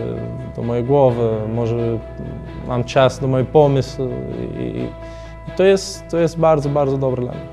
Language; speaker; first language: Polish; non-native, learner; Portuguese